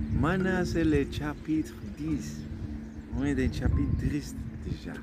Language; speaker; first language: French; non-native, learner; Spanish